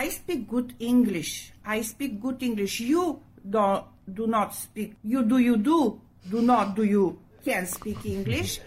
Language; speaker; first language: English; non-native, learner; Bulgarian